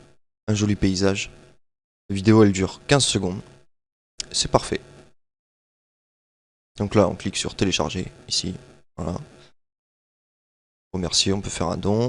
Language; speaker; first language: French; native; French